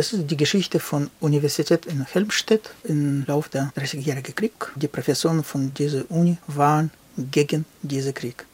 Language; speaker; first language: German; non-native, fluent; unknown